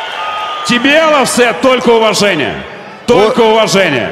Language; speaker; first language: Russian; native; Russian